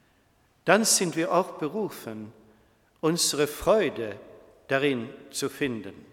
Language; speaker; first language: German; non-native, fluent; Swedish